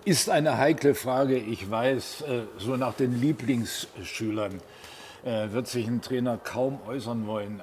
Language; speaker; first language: German; native; German